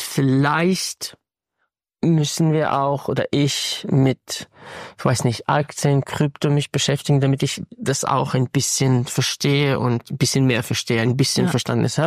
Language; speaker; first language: German; non-native, fluent; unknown